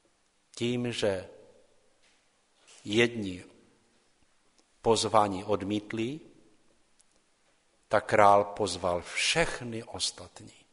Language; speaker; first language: Czech; non-native, local second language; Polish